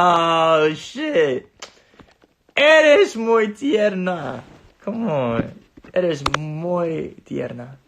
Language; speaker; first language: Spanish; non-native, learner; English